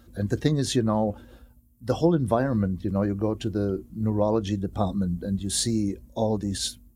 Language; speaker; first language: English; non-native, fluent; German